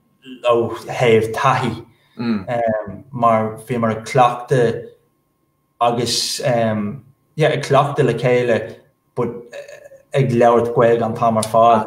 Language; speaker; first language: Irish; non-native, local second language; English